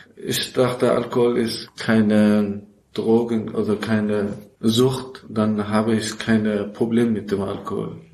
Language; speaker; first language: German; non-native, learner; Persian